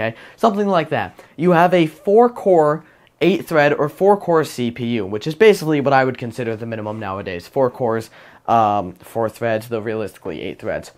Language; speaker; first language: English; native; English